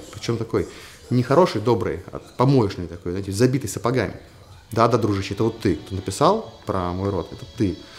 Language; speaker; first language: Russian; native; Russian